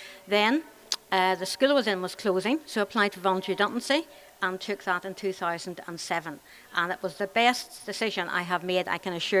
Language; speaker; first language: English; native; English